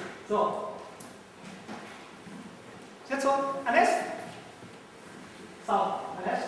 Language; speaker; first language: German; non-native, learner; Vietnamese